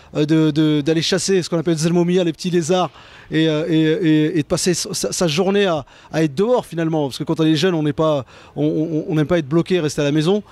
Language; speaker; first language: French; native; French